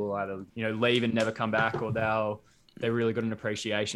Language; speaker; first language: English; native; English